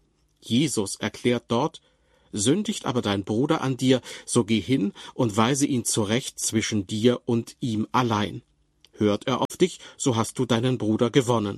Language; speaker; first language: German; native; German